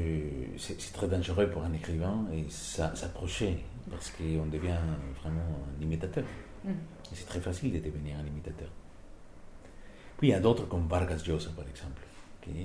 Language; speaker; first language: French; non-native, fluent; Spanish